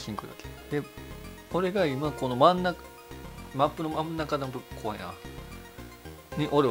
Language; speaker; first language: Japanese; native; Japanese